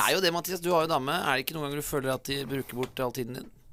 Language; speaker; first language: Norwegian; native; Norwegian